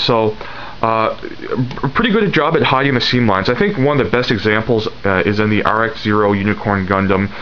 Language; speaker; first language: English; native; English